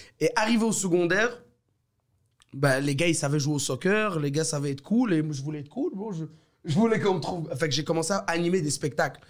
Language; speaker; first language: French; early bilingual, other home language; Arabic